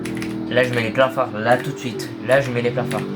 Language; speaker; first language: French; native; French